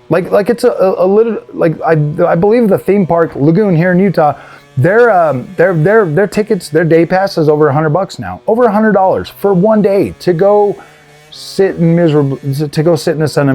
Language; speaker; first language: English; native; English